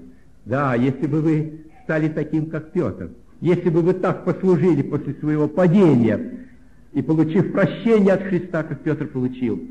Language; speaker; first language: Russian; native; Russian